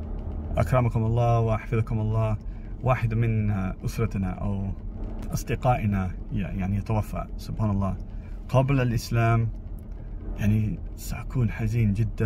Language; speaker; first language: Arabic; non-native, learner; English